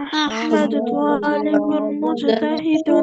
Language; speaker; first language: Arabic; non-native, learner; Bangla